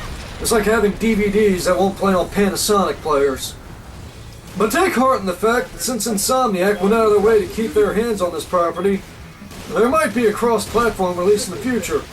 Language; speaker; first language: English; native; English